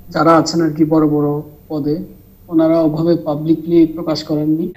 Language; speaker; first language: Bangla; native; Bangla